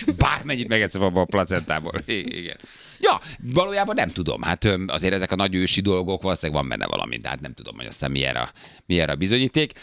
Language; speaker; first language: Hungarian; native; Hungarian